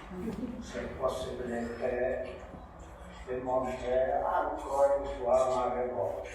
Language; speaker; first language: French; non-native, fluent; Portuguese